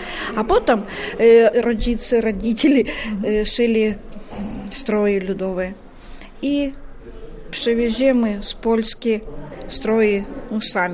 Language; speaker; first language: Polish; non-native, learner; Russian